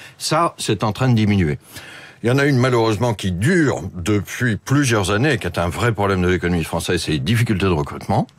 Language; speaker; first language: French; native; French